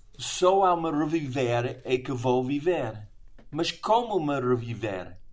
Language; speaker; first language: Portuguese; non-native, fluent; English